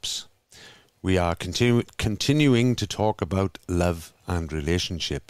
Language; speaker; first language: English; native; English